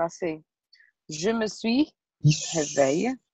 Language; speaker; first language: French; non-native, learner; Portuguese